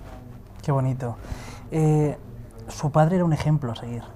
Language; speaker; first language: Spanish; native; Spanish